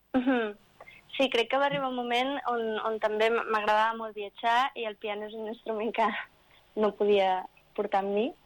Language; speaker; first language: Catalan; non-native, local second language; English